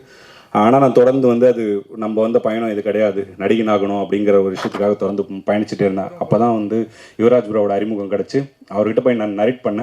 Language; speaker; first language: Tamil; native; Tamil